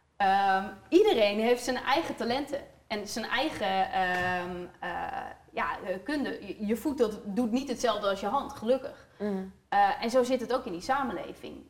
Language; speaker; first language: Dutch; native; Dutch